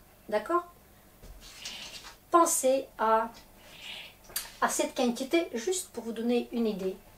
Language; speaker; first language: French; non-native, fluent; Russian